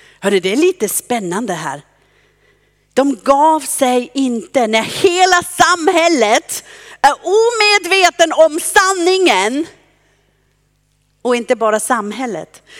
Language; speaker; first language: Swedish; non-native, fluent; German